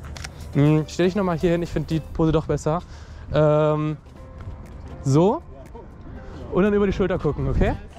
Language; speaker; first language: German; native; German